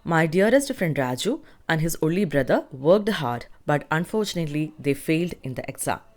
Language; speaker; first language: English; non-native, local second language; Malayalam